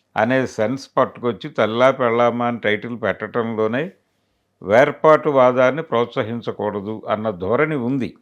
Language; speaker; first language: Telugu; native; Telugu